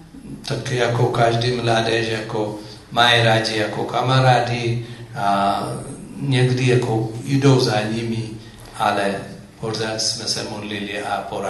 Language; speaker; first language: Czech; non-native, fluent; Amharic